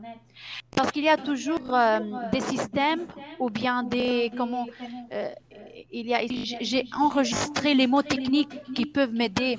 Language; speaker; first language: French; non-native, fluent; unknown